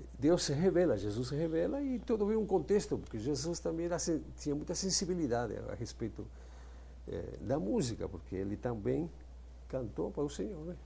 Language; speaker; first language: Portuguese; non-native, fluent; Spanish